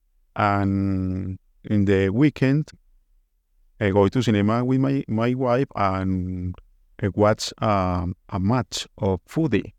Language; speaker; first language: English; non-native, learner; Spanish